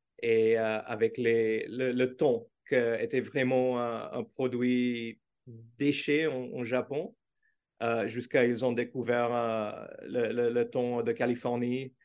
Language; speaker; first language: French; non-native, learner; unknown